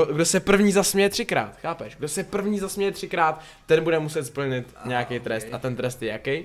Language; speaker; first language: Czech; native; Czech